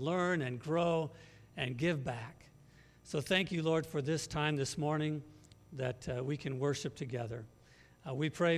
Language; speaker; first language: English; native; English